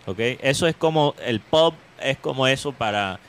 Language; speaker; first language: Spanish; native; Spanish